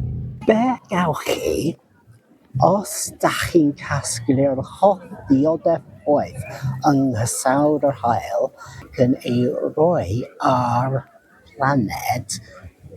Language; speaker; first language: Welsh; non-native, learner; English